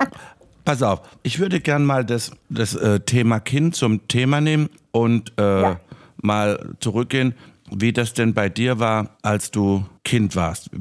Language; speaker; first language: German; native; German